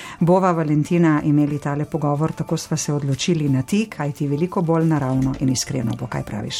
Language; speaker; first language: Slovenian; native; Slovenian